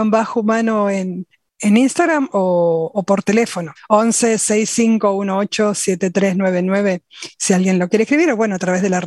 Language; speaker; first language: Spanish; native; Spanish